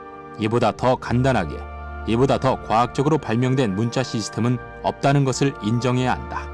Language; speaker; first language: Korean; native; Korean